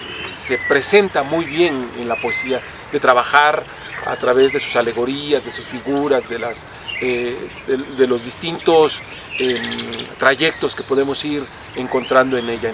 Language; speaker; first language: Spanish; native; Spanish